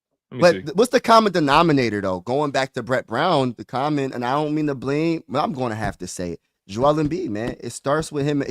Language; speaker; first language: English; native; English